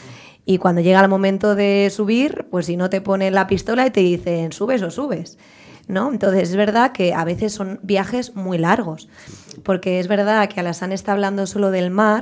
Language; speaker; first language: Spanish; native; Spanish